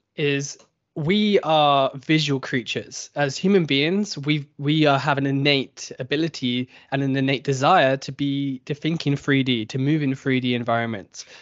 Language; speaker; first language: English; native; English